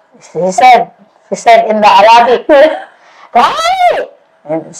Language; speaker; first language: English; non-native, learner; Indonesian